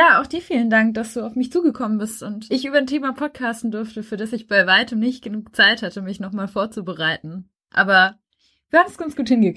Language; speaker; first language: German; native; German